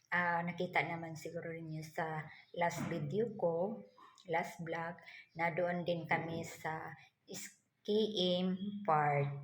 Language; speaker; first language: Filipino; non-native, local second language; Cebuano